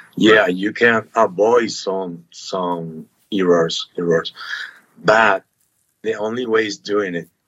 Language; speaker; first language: English; non-native, learner; Spanish